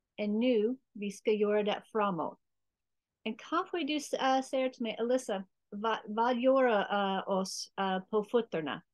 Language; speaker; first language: Swedish; non-native, learner; English